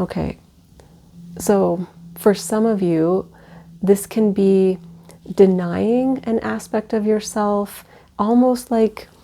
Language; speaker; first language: English; native; English